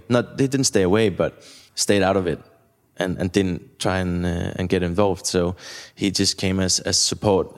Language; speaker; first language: English; non-native, fluent; Danish